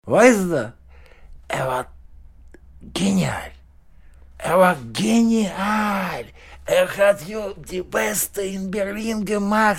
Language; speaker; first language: German; non-native, learner; Russian